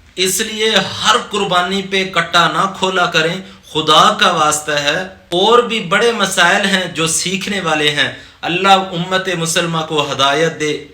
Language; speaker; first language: Urdu; non-native, local second language; Saraiki